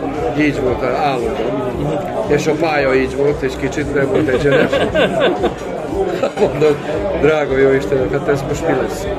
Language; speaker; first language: Hungarian; non-native, local second language; Serbian